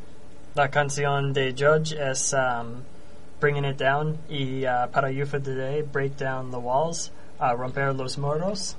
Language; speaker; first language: Spanish; non-native, learner; English